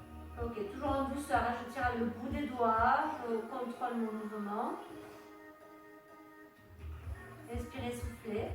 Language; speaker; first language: French; native; French